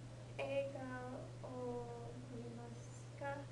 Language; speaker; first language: Japanese; non-native, learner; English